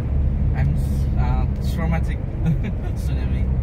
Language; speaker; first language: English; non-native, learner; Indonesian